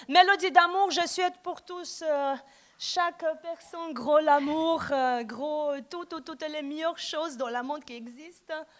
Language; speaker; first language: French; non-native, learner; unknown